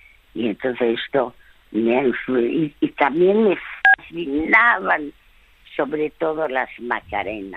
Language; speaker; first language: Spanish; early bilingual, other home language; French